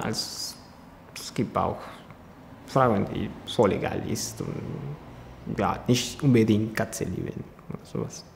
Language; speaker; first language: German; non-native, fluent; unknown